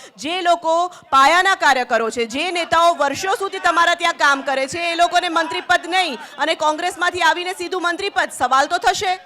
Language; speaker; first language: Gujarati; native; Gujarati